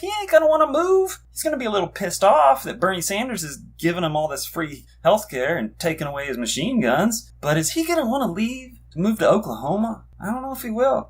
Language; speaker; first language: English; native; English